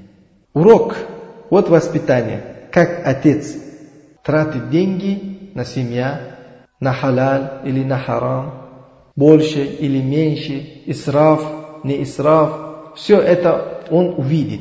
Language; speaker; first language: Russian; non-native, learner; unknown